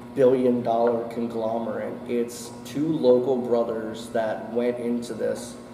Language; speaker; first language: English; native; English